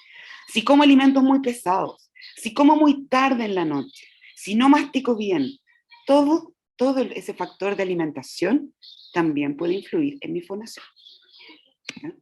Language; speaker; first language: Spanish; native; Spanish